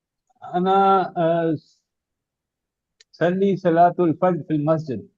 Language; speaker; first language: Arabic; non-native, learner; Urdu